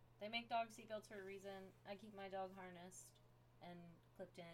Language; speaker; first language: English; native; English